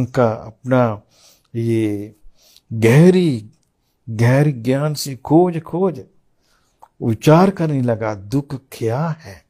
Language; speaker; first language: Hindi; non-native, fluent; Sinhala